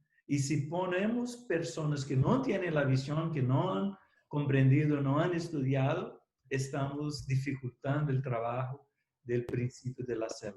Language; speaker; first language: Spanish; non-native, fluent; Portuguese